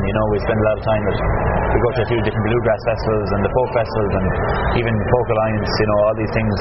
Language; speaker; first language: English; native; English